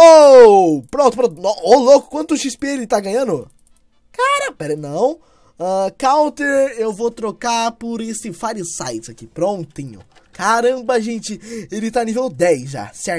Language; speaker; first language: Portuguese; native; Portuguese